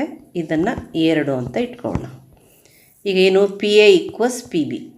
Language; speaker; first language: Kannada; native; Kannada